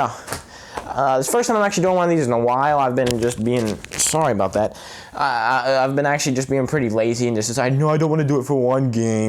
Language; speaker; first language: English; native; English